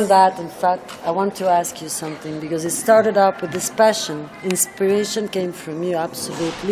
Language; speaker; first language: English; non-native, fluent; Italian